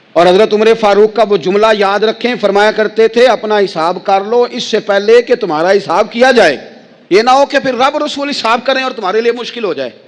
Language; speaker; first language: Urdu; non-native, local second language; Punjabi